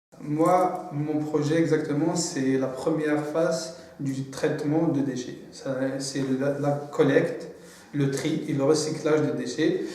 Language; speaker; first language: French; non-native, local second language; Arabic